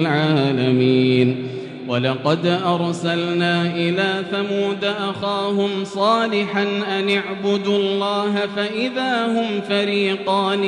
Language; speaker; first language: Arabic; native; Arabic